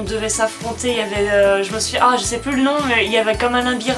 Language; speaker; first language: French; native; French